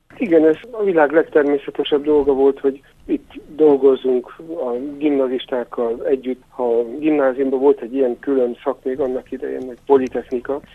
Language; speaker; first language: Hungarian; native; Hungarian